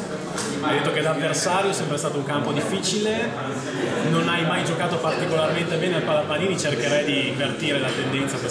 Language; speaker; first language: Italian; native; Italian